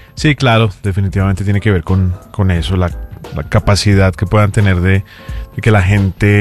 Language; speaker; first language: Spanish; native; Spanish